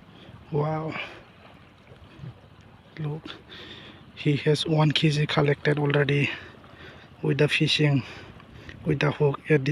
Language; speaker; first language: English; non-native, local second language; Assamese